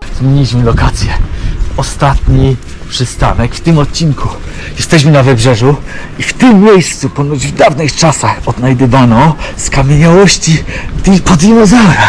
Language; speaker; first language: Polish; native; Polish